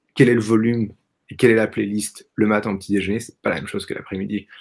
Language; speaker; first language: French; native; French